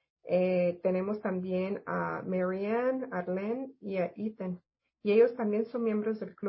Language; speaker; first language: Spanish; native; Spanish